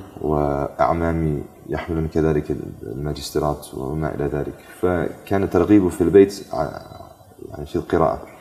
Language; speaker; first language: Arabic; non-native, fluent; English